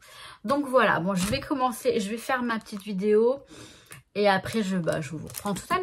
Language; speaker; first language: French; native; French